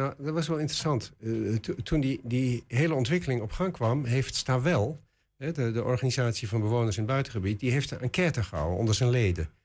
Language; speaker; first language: Dutch; native; Dutch